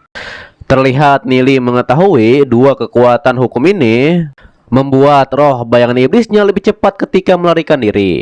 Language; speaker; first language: Indonesian; native; Indonesian